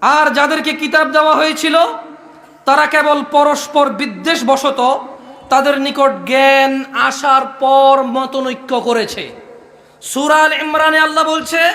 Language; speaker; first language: Bangla; early bilingual, heritage; Bangla